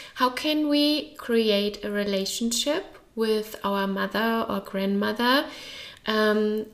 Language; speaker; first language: English; non-native, fluent; German